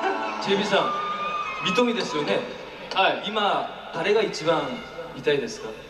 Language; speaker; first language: Japanese; non-native, learner; Korean